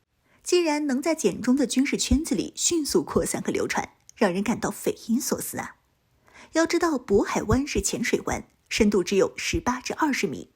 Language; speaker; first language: Chinese; native; Chinese